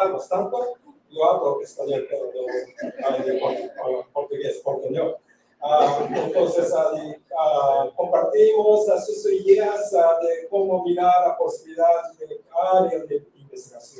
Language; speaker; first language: Spanish; non-native, learner; Japanese